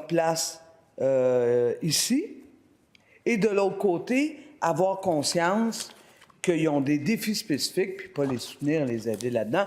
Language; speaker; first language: French; native; French